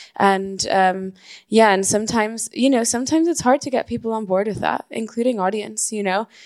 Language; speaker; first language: English; non-native, fluent; Spanish